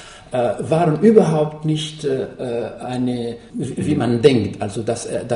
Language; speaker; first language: German; non-native, fluent; Arabic